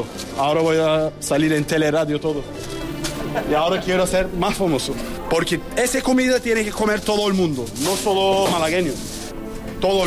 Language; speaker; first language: Spanish; non-native, learner; Turkish